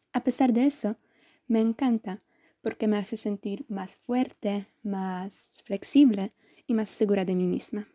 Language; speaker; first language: Spanish; non-native, fluent; Polish